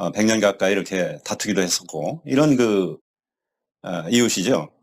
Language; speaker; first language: Korean; native; Korean